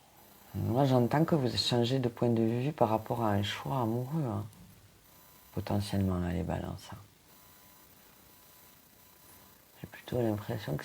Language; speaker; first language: French; native; French